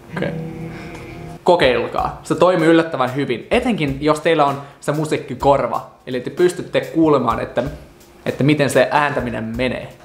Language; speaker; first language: Finnish; non-native, fluent; Russian